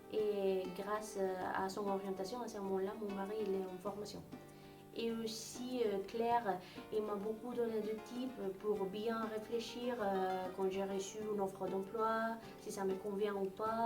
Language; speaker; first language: French; non-native, fluent; Spanish